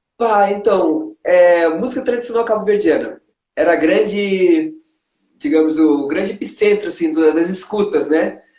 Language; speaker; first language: Portuguese; non-native, local second language; Kabuverdianu